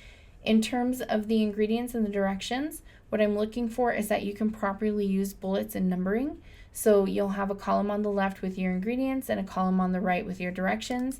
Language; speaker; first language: English; native; English